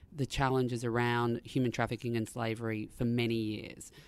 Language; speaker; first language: English; native; English